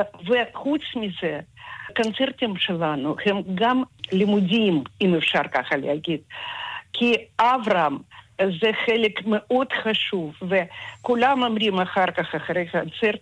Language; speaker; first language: Hebrew; non-native, fluent; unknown